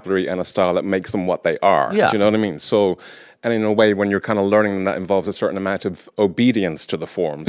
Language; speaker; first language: English; native; English